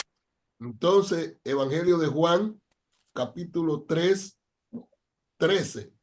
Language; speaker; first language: Spanish; non-native, fluent; English